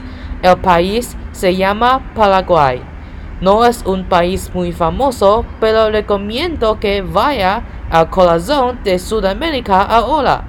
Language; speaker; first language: Spanish; non-native, learner; Chinese